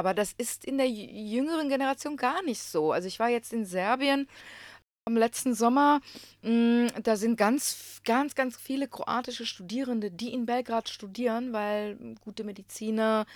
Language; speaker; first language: German; non-native, fluent; Croatian